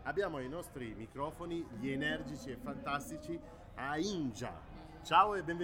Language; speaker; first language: Italian; native; Italian